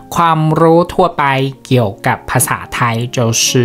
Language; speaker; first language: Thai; non-native, fluent; Chinese